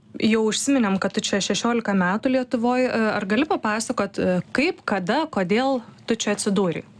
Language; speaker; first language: Lithuanian; native; Lithuanian